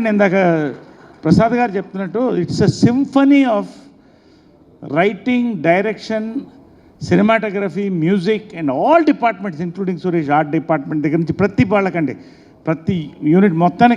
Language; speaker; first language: Telugu; native; Telugu